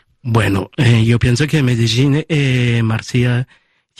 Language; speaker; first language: Spanish; early bilingual, heritage; Spanish